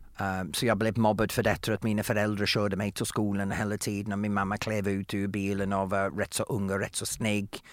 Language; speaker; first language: Swedish; non-native, fluent; English